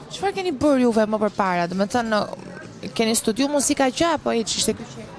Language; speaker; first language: Albanian; native; Albanian